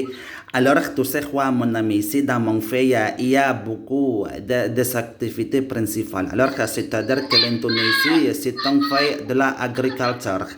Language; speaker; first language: French; non-native, learner; Indonesian